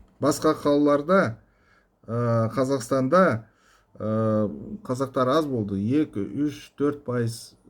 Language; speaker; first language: Kazakh; non-native, local second language; Russian